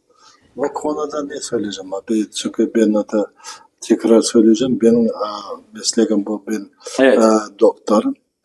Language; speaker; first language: Turkish; non-native, learner; Kazakh